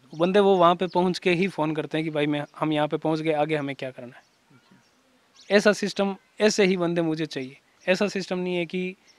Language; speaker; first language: Hindi; native; Hindi